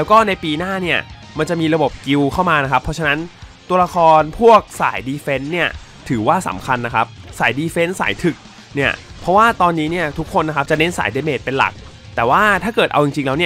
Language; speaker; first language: Thai; native; Thai